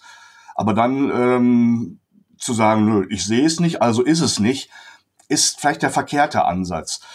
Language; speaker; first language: German; native; German